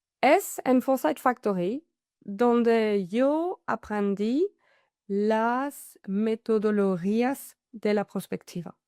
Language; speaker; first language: Spanish; non-native, fluent; French